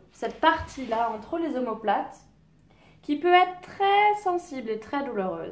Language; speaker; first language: French; native; French